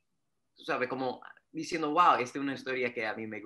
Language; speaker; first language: Spanish; early bilingual, heritage; Spanish